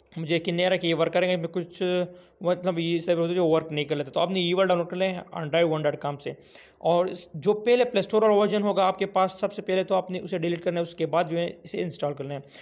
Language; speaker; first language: Urdu; non-native, local second language; Pashto